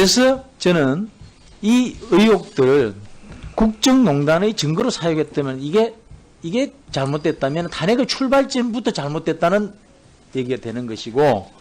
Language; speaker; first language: Korean; native; Korean